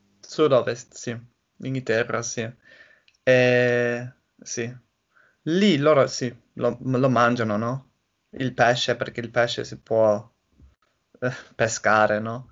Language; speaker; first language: Italian; non-native, learner; English